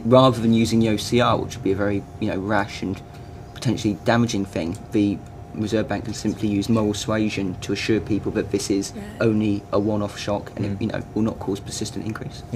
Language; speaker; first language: English; native; English